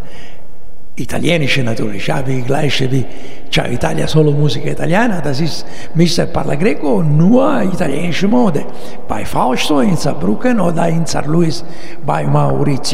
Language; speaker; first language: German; non-native, fluent; Italian